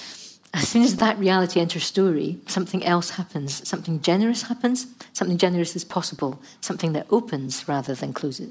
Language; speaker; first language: English; native; English